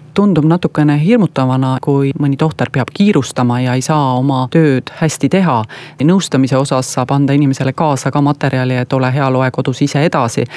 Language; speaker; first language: Estonian; native; Estonian